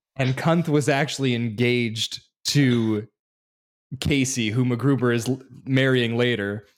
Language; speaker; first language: English; native; English